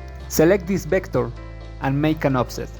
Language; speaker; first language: English; non-native, fluent; Spanish